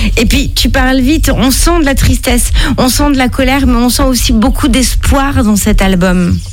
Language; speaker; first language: French; native; French